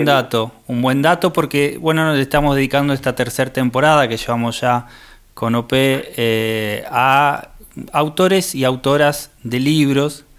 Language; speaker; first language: Spanish; native; Spanish